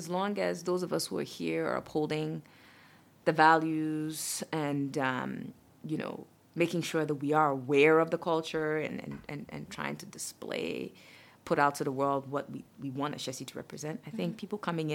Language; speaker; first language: English; non-native, fluent; French